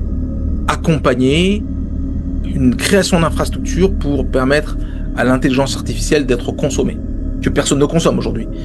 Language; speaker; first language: French; native; French